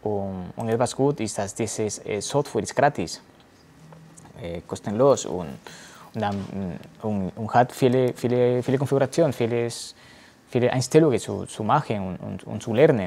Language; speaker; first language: German; non-native, learner; Spanish